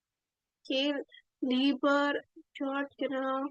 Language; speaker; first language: German; non-native, fluent; Indonesian